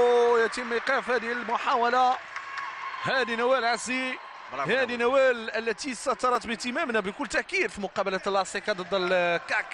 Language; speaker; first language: Arabic; native; Arabic